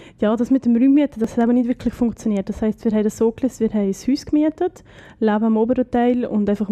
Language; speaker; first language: German; native; German